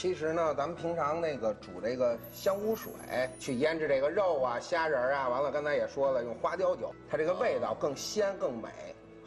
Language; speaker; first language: Chinese; native; Chinese